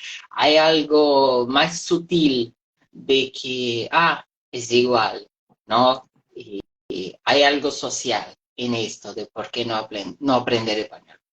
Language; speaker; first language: Spanish; non-native, fluent; Portuguese